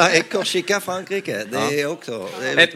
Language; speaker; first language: Swedish; non-native, fluent; French